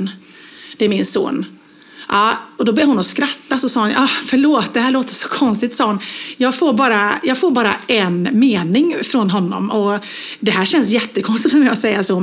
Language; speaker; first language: Swedish; native; Swedish